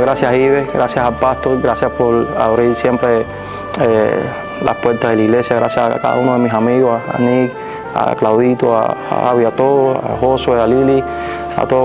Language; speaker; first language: Spanish; native; Spanish